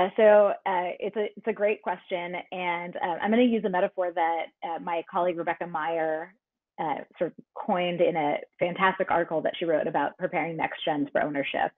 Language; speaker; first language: English; native; English